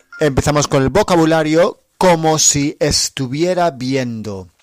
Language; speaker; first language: Spanish; non-native, fluent; English